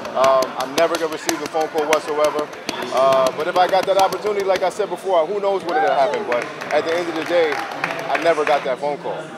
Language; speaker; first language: English; native; English